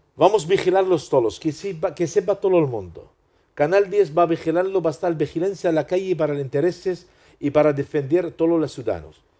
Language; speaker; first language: Spanish; non-native, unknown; Arabic